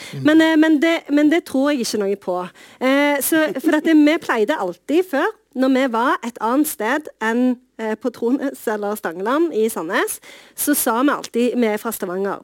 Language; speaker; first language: Norwegian; native; Norwegian